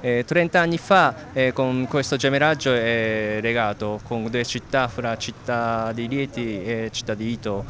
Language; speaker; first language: Italian; non-native, fluent; Japanese